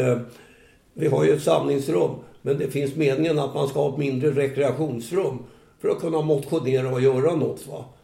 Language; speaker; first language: Swedish; native; Swedish